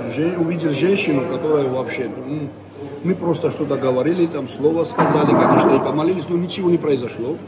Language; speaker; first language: Russian; non-native, local second language; Georgian